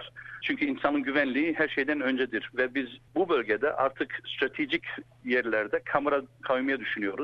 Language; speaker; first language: Turkish; early bilingual, heritage; Turkish